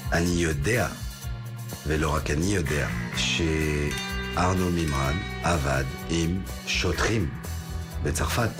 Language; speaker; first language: Hebrew; non-native, fluent; French